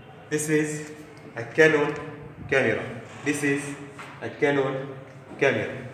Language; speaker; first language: English; non-native, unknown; Arabic